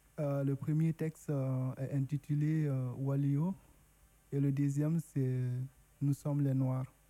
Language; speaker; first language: French; non-native, local second language; Susu